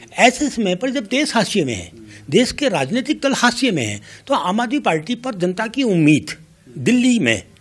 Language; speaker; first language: Hindi; native; Hindi